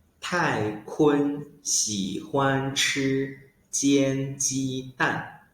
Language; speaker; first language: Chinese; non-native, fluent; Thai